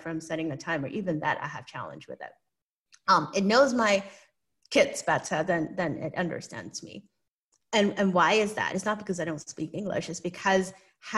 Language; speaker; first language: English; non-native, local second language; Cantonese